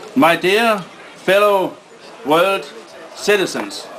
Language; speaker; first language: English; non-native, fluent; Danish